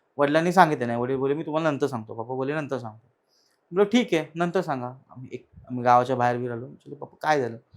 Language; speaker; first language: Marathi; native; Marathi